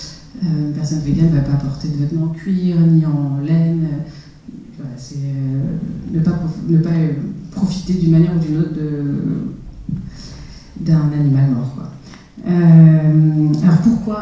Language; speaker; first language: French; native; French